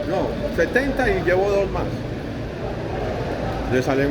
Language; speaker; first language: Spanish; native; Spanish